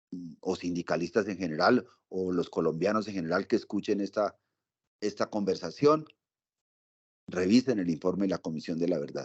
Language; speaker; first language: Spanish; native; Spanish